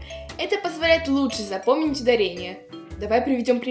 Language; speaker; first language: Russian; native; Russian